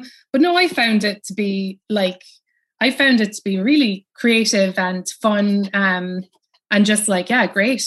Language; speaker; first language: English; native; English